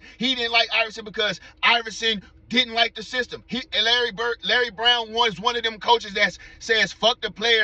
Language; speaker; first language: English; native; English